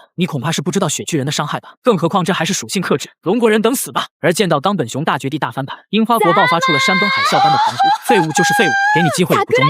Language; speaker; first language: Chinese; native; Chinese